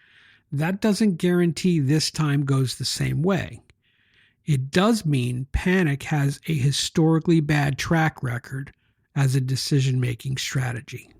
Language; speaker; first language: English; native; English